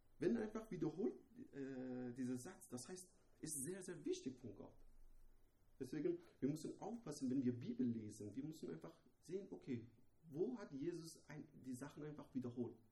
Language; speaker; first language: German; non-native, fluent; Persian